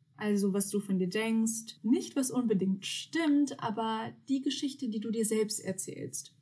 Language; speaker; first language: German; early bilingual, other home language; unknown